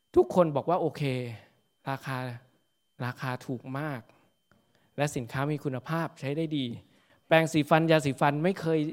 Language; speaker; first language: Thai; native; Thai